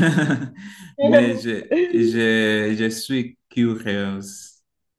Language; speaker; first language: French; non-native, learner; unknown